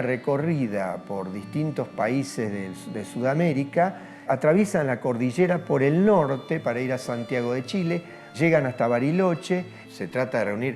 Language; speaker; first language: Spanish; native; Spanish